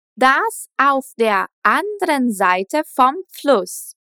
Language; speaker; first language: German; non-native, fluent; Portuguese